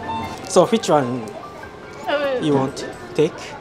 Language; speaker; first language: English; non-native, learner; Japanese